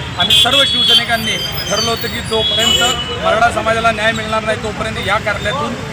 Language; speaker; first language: Marathi; native; Marathi